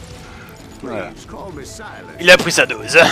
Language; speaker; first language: French; native; French